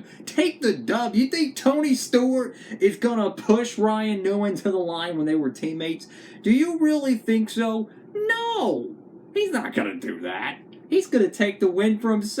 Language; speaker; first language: English; native; English